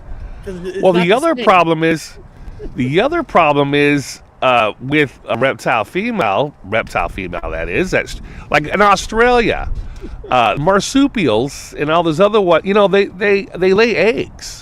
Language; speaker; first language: English; native; English